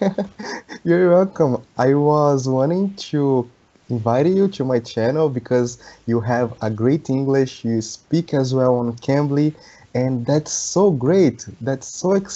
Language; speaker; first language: English; non-native, learner; Portuguese